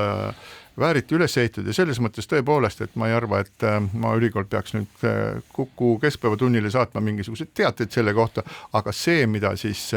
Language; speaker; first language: Estonian; native; Estonian